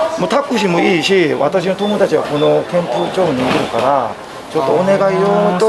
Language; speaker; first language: Japanese; non-native, learner; Korean